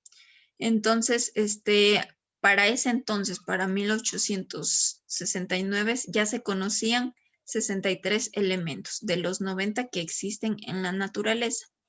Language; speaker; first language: Spanish; native; Spanish